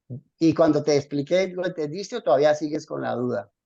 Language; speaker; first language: Spanish; native; Spanish